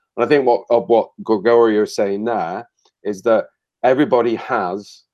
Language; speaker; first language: English; native; English